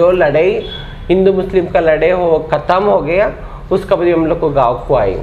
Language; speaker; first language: Hindi; non-native, local second language; Kannada